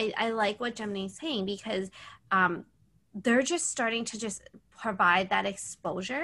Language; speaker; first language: English; native; English